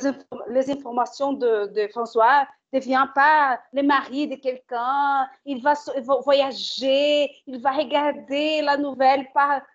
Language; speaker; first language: French; non-native, learner; Portuguese